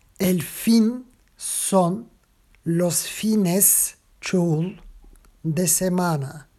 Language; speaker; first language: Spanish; non-native, fluent; Turkish